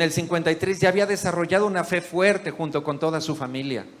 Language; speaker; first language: Spanish; native; Spanish